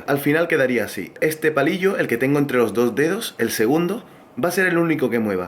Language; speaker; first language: Spanish; native; Spanish